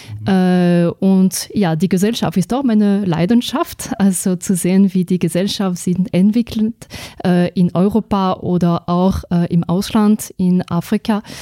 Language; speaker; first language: German; non-native, fluent; French